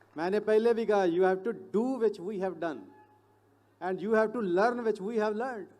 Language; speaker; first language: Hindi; non-native, local second language; Punjabi